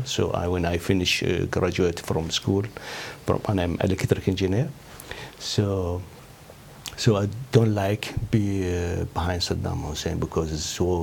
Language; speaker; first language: English; non-native, learner; Arabic